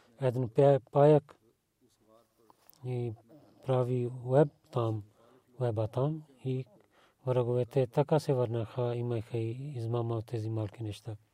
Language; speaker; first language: Bulgarian; non-native, learner; Urdu